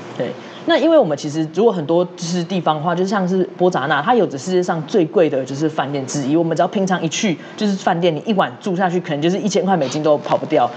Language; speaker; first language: Chinese; early bilingual, heritage; Chinese